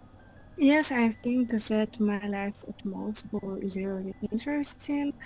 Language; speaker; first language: English; non-native, learner; Russian